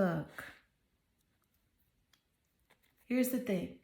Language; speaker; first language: English; native; English